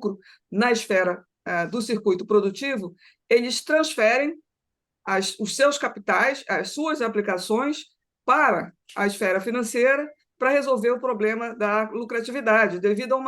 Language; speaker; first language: Portuguese; native; Portuguese